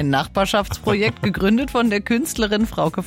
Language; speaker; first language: German; native; German